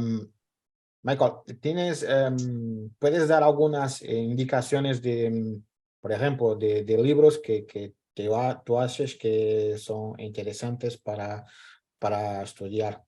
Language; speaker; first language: Spanish; non-native, fluent; Portuguese